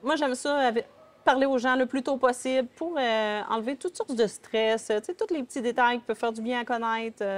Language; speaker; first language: French; native; French